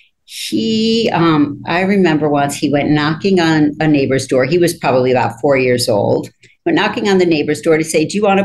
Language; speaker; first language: English; native; English